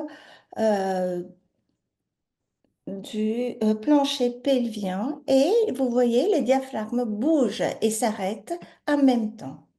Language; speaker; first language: French; native; French